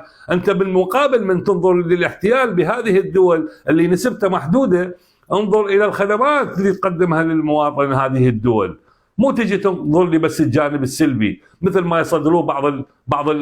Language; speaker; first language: Arabic; native; Arabic